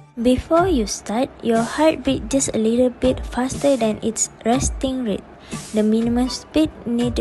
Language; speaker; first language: English; non-native, local second language; Malay